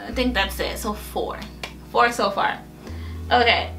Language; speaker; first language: English; native; English